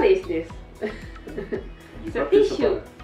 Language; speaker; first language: English; non-native, learner; Indonesian